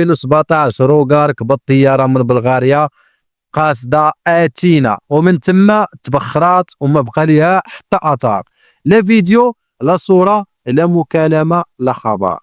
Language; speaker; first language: Arabic; native; Arabic